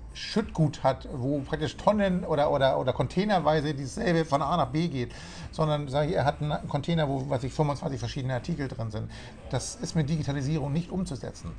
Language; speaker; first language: German; native; German